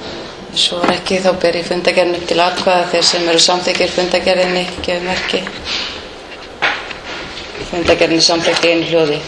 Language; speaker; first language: Icelandic; native; Icelandic